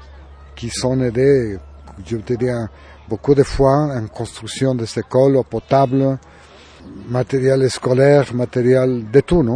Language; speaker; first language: French; non-native, learner; Spanish